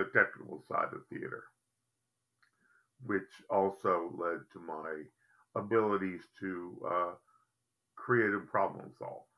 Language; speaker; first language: English; native; English